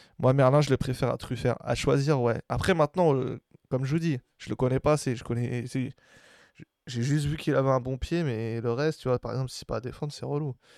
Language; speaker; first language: French; native; French